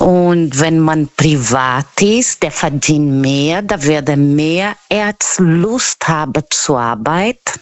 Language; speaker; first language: German; non-native, learner; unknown